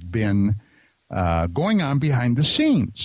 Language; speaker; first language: English; native; English